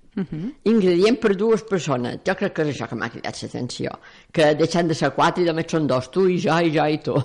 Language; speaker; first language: Catalan; native; Catalan